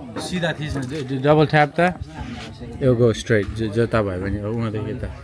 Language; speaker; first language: Nepali; non-native, learner; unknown